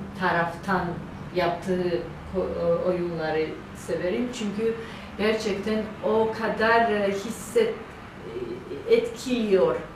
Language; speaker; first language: Turkish; non-native, learner; Georgian